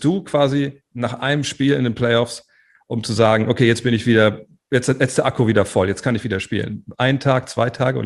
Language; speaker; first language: German; native; German